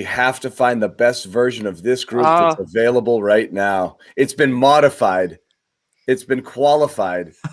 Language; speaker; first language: English; native; English